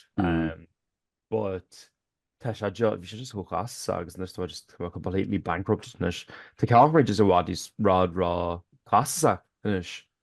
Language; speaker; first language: Irish; native; Irish